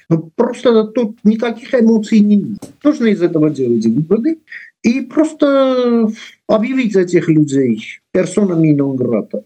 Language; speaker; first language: Russian; non-native, local second language; Armenian